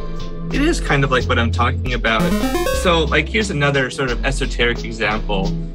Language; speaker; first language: English; native; English